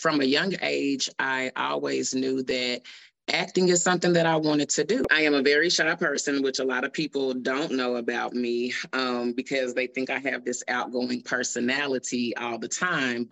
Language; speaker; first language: English; native; English